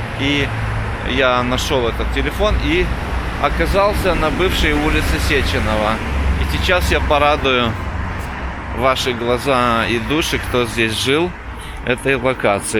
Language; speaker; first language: Russian; native; Russian